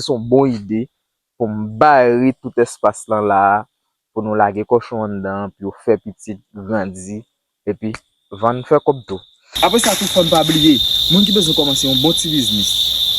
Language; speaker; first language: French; non-native, learner; Haitian Creole